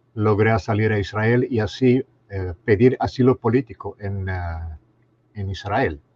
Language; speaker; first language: Spanish; non-native, fluent; Romanian